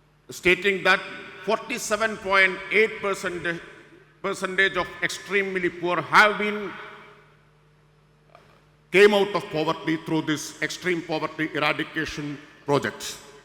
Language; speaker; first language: English; non-native, local second language; Malayalam